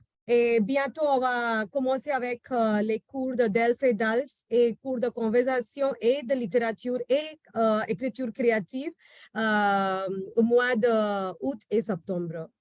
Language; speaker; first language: French; non-native, fluent; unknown